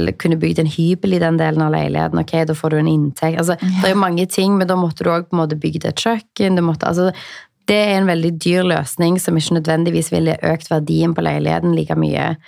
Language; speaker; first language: Norwegian; native; Norwegian